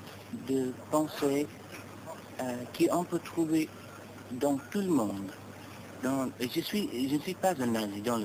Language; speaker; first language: French; non-native, learner; English